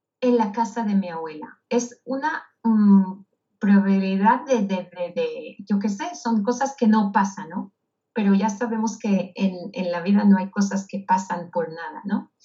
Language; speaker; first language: Spanish; non-native, fluent; Hebrew